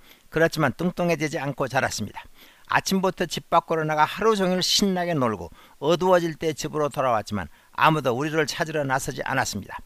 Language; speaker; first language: Korean; native; Korean